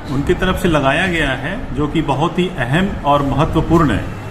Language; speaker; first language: Hindi; non-native, local second language; Punjabi